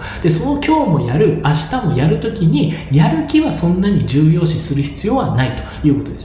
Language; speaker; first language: Japanese; native; Japanese